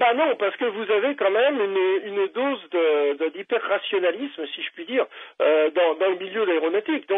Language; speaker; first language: French; native; French